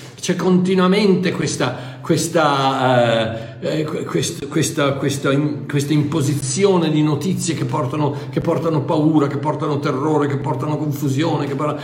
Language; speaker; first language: Italian; non-native, fluent; English